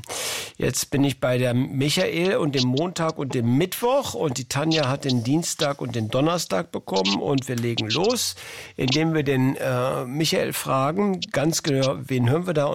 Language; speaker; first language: German; native; German